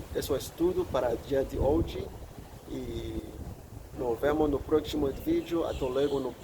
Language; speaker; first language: Portuguese; non-native, learner; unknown